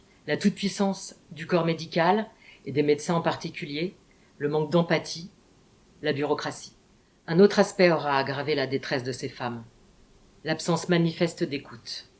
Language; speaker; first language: French; native; French